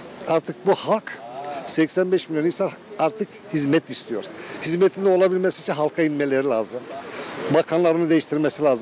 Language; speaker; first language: Turkish; native; Turkish